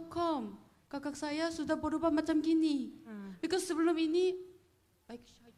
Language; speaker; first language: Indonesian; non-native, fluent; Korean